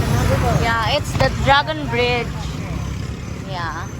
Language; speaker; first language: English; non-native, local second language; Filipino